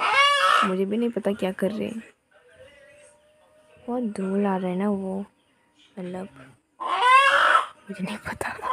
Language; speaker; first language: Hindi; non-native, local second language; Kok Borok